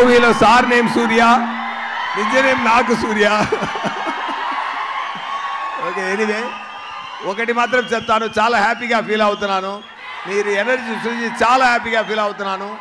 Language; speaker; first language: Telugu; non-native, local second language; Tamil